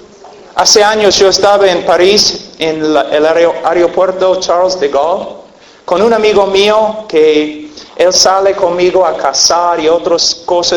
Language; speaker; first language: Spanish; non-native, fluent; English